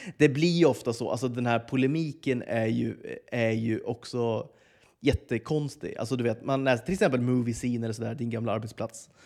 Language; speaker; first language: Swedish; native; Swedish